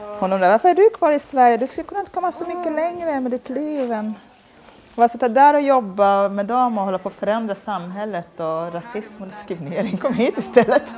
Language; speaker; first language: Swedish; early bilingual, other home language; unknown